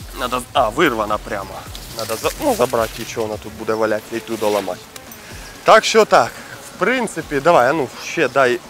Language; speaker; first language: Ukrainian; non-native, local second language; Russian